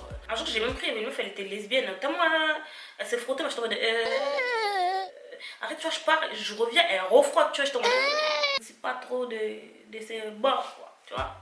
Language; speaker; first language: French; native; French